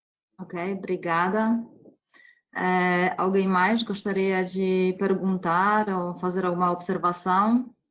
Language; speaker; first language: Portuguese; non-native, fluent; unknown